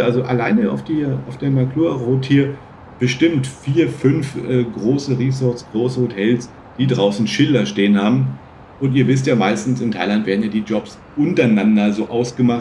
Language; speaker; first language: German; native; German